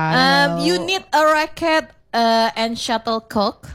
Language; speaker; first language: English; non-native, learner; Indonesian